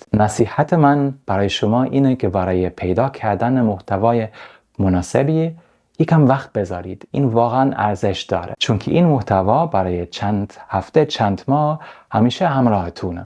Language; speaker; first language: Persian; non-native, fluent; German